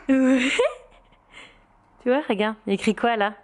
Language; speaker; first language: French; native; French